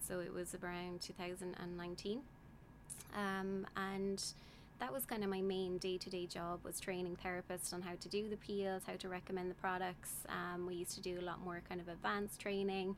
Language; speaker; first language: English; native; English